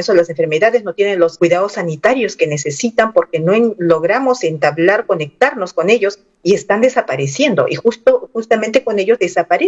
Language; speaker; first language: Spanish; non-native, local second language; Aymara